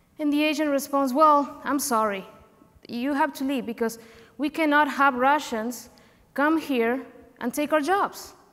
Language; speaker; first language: English; non-native, fluent; Spanish